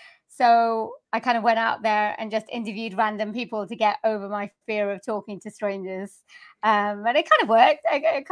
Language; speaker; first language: English; native; English